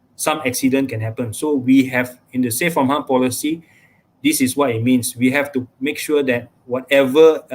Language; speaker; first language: English; non-native, local second language; Malay